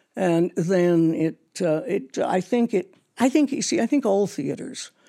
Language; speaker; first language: English; native; English